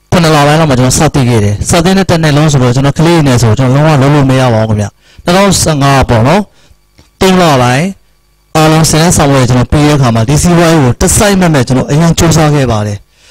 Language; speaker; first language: Burmese; native; Burmese